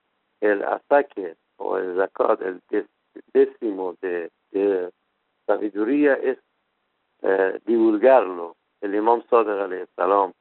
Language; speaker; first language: Spanish; non-native, fluent; Persian